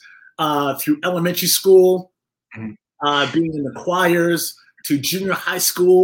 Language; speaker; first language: English; native; English